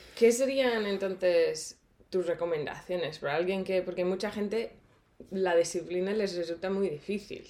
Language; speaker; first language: Spanish; non-native, fluent; English